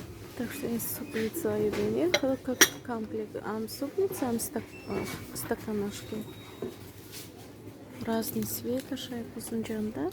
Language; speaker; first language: Russian; non-native, local second language; Tajik